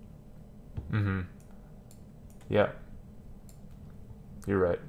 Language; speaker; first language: English; native; English